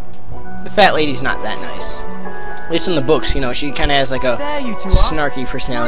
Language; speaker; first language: English; native; English